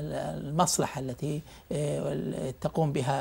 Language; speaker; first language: Arabic; native; Arabic